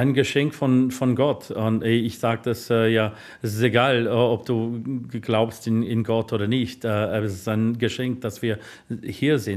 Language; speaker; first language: German; non-native, learner; English